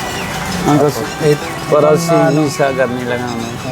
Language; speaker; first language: Filipino; non-native, learner; Punjabi